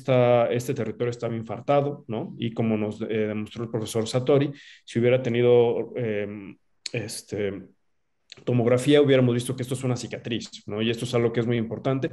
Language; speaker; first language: Spanish; native; Spanish